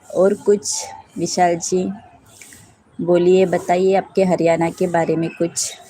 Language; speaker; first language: Hindi; non-native, local second language; Marathi